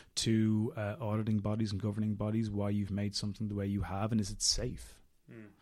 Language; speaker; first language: English; native; English